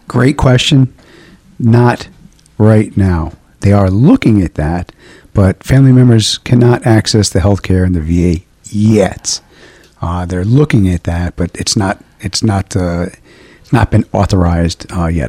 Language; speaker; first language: English; native; English